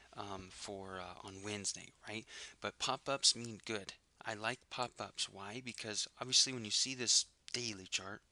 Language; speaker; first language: English; native; English